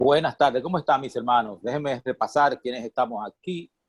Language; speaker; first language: Spanish; native; Spanish